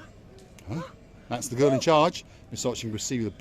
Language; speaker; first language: English; native; English